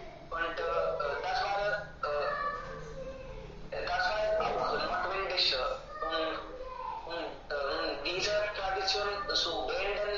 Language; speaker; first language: German; non-native, learner; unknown